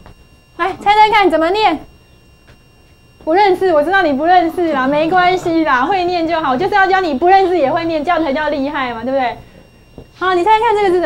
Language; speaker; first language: Chinese; native; Chinese